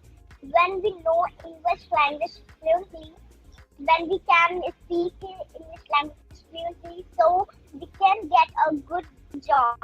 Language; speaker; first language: English; non-native, learner; Hindi